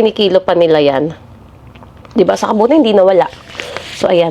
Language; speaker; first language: Filipino; native; Filipino